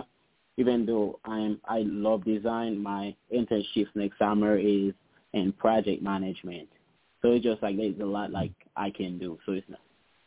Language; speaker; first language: English; non-native, fluent; Haitian Creole